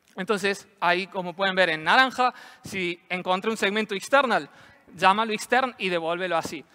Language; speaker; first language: Spanish; native; Spanish